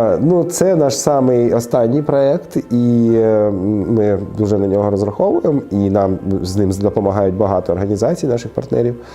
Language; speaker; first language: Ukrainian; non-native, local second language; Russian